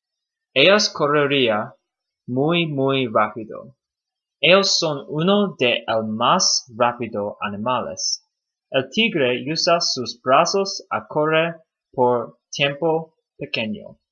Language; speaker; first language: Spanish; non-native, learner; English